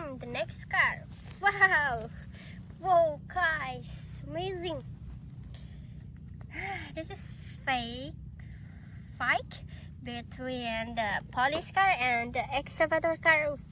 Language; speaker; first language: English; non-native, learner; Indonesian